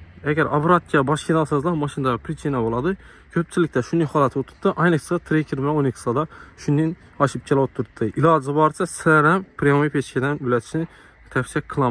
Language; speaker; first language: Uzbek; native; Uzbek